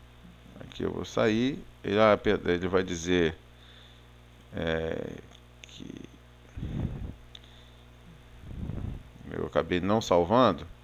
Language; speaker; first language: Portuguese; native; Portuguese